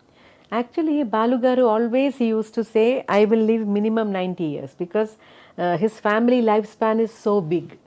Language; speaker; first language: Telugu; non-native, local second language; Malayalam